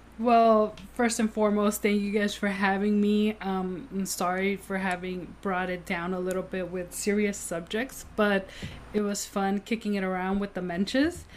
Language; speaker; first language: English; native; English